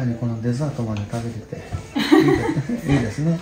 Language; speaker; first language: Japanese; native; Japanese